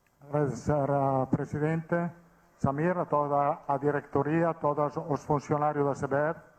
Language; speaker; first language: Portuguese; non-native, fluent; Italian